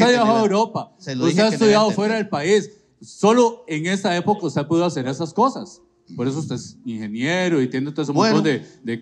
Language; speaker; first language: Spanish; native; Spanish